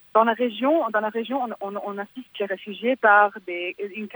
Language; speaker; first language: French; non-native, fluent; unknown